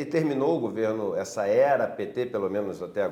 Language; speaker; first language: Portuguese; native; Portuguese